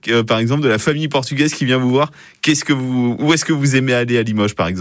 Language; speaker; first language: French; native; French